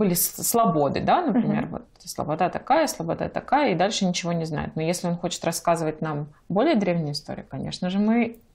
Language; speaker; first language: Russian; native; Russian